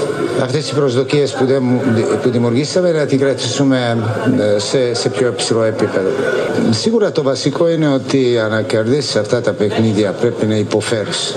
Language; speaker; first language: Greek; non-native, fluent; Serbian